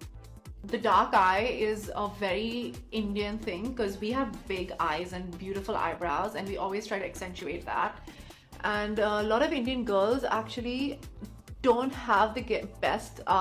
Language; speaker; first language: English; non-native, local second language; Hindi